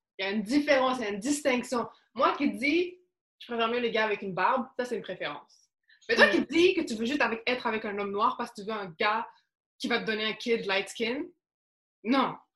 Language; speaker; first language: French; native; French